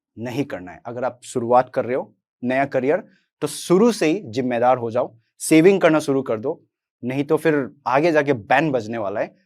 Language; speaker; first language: Hindi; non-native, local second language; Assamese